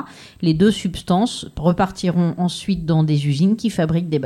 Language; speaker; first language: French; native; French